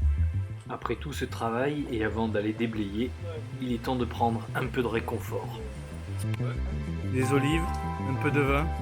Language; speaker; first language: French; native; French